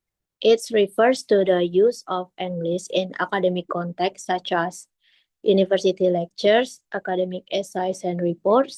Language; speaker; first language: English; non-native, learner; Indonesian